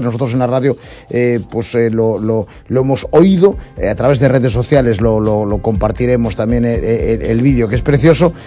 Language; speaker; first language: Spanish; native; Spanish